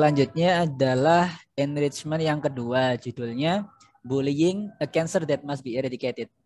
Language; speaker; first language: Indonesian; native; Indonesian